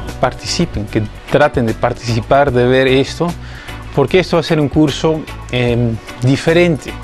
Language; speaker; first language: Spanish; non-native, fluent; Dutch